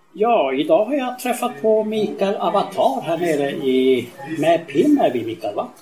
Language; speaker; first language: Swedish; native; Swedish